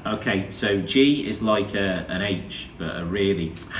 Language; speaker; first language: English; native; English